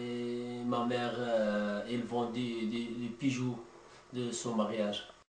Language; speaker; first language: French; non-native, learner; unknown